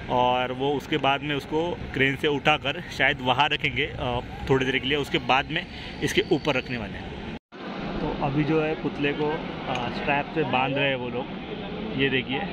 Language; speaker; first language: Hindi; non-native, local second language; Marathi